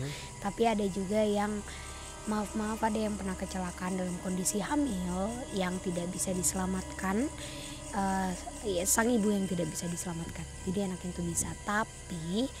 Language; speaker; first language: Indonesian; native; Indonesian